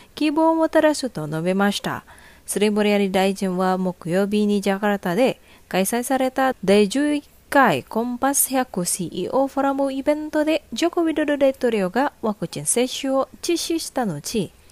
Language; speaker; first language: Japanese; non-native, fluent; Indonesian